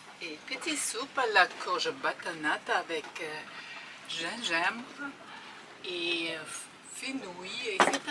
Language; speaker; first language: French; non-native, fluent; German